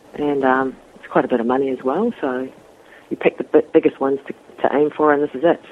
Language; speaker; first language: English; native; English